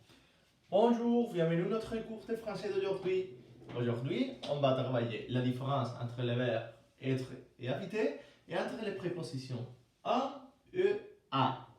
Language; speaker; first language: French; non-native, fluent; Spanish